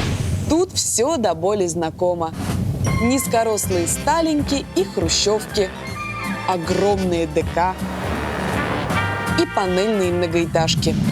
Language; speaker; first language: Russian; native; Russian